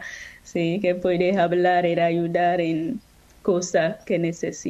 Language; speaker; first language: Spanish; non-native, learner; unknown